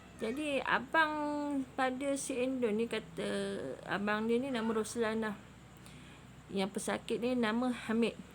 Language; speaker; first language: Malay; native; Malay